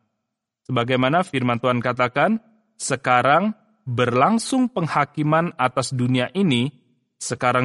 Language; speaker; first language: Indonesian; native; Indonesian